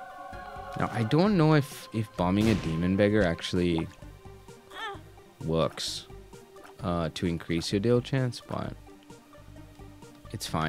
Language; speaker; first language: English; native; English